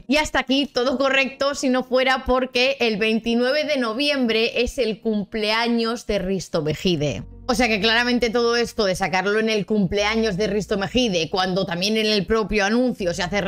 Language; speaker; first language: Spanish; native; Spanish